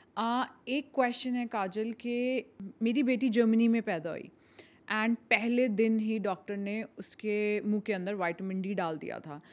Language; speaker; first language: Hindi; native; Hindi